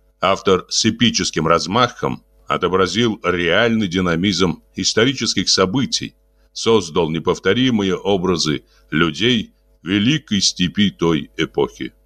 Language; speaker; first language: Russian; native; Russian